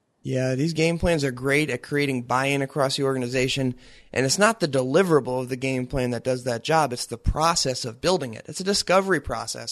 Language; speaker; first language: English; native; English